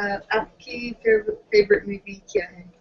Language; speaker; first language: Hindi; non-native, learner; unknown